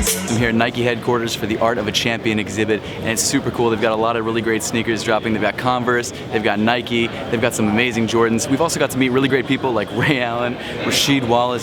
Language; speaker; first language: English; native; English